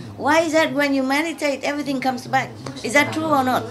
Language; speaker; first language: English; non-native, fluent; Vietnamese